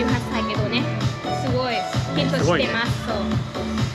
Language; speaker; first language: Japanese; non-native, learner; Vietnamese